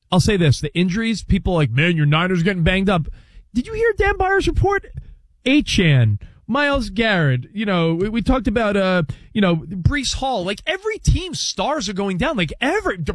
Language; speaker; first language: English; native; English